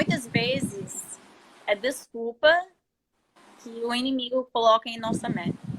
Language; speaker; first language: Portuguese; non-native, fluent; English